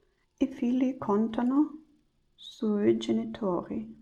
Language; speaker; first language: Italian; non-native, learner; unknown